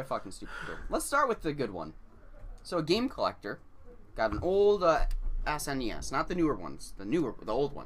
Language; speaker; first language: English; native; English